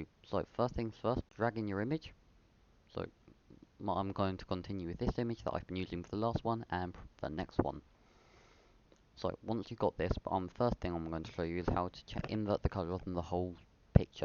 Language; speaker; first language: English; native; English